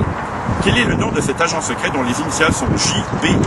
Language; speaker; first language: French; native; French